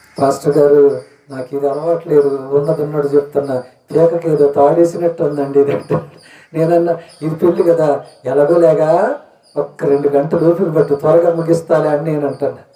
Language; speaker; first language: Telugu; native; Telugu